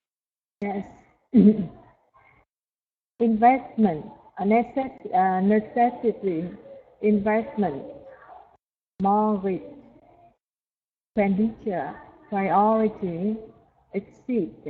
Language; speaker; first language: English; non-native, learner; Vietnamese